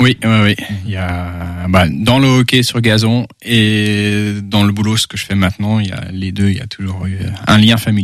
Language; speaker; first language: French; early bilingual, heritage; Dutch